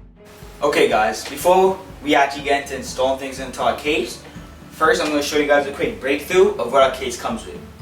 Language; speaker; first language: English; native; English